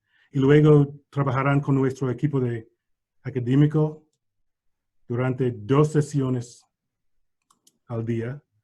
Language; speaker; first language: Spanish; non-native, learner; English